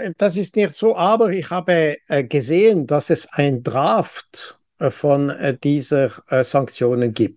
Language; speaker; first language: German; non-native, local second language; French